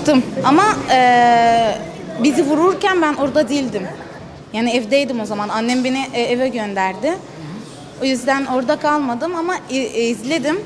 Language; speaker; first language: Turkish; non-native, fluent; Arabic